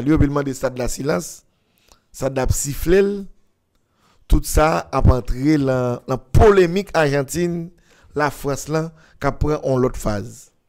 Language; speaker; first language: French; non-native, local second language; Haitian Creole